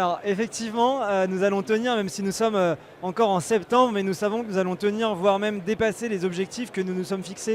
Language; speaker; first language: French; native; French